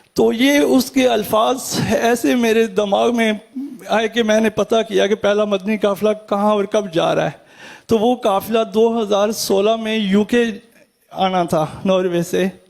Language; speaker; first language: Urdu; early bilingual, heritage; Urdu